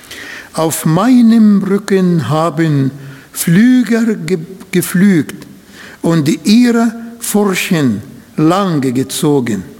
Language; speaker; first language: German; non-native, fluent; Arabic